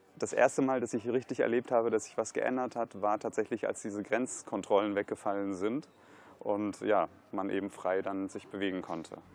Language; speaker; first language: German; native; German